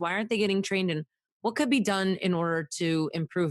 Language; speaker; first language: English; native; English